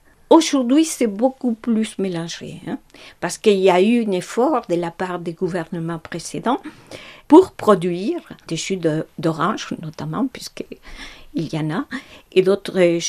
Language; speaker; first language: French; non-native, fluent; Spanish